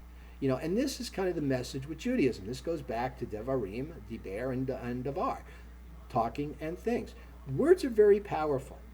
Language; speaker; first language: English; native; English